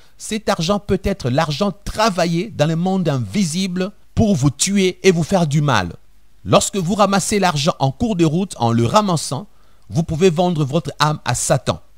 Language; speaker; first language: French; non-native, local second language; Lingala